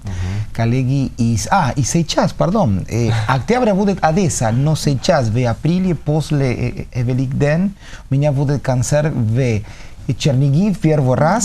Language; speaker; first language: Russian; non-native, learner; Spanish